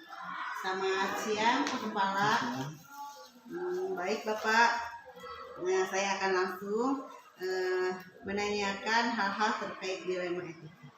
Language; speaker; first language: Indonesian; native; Indonesian